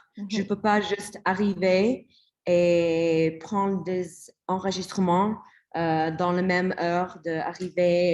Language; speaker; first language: French; non-native, learner; English